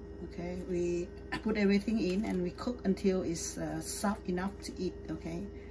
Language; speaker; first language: English; non-native, learner; Vietnamese